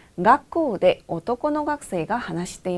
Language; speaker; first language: Japanese; non-native, fluent; Korean